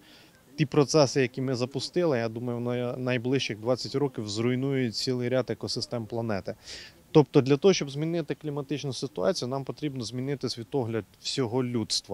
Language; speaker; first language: Ukrainian; native; Ukrainian